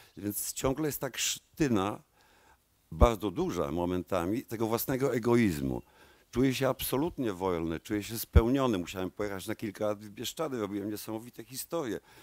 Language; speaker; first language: Polish; native; Polish